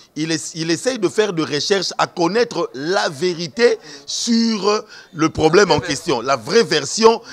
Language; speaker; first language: French; non-native, local second language; Lingala